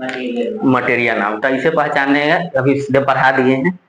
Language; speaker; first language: Hindi; non-native, local second language; Bhojpuri